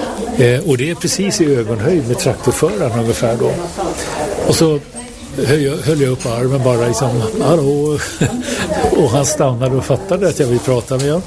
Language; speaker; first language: Swedish; native; Swedish